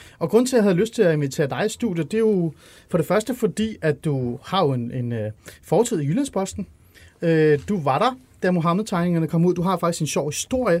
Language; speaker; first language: Danish; early bilingual, other home language; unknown